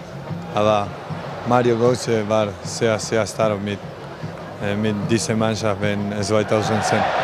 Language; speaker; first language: German; non-native, learner; Spanish